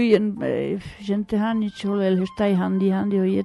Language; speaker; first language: Basque; native; Basque